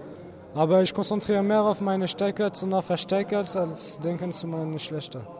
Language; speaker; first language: German; non-native, learner; French